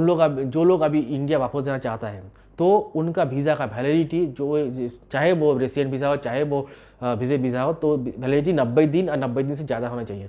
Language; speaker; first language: Hindi; non-native, local second language; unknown